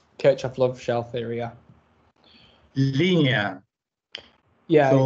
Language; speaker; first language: English; native; English